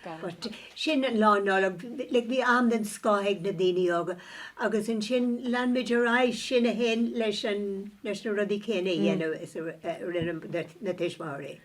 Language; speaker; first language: Irish; non-native, local second language; English